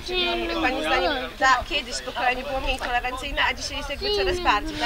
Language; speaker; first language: Polish; native; Polish